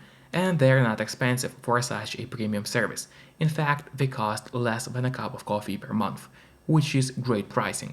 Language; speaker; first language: English; non-native, fluent; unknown